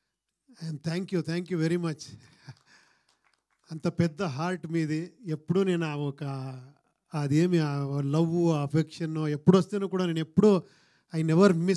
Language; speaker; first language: Telugu; non-native, fluent; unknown